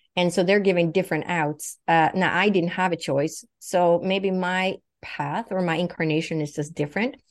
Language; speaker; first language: English; non-native, fluent; Swedish